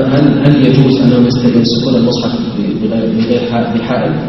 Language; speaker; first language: Arabic; native; Arabic